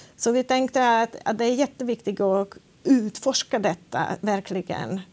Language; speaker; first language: Swedish; non-native, fluent; Hungarian